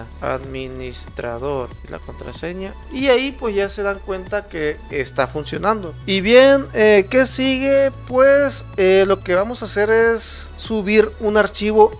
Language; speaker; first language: Spanish; native; Spanish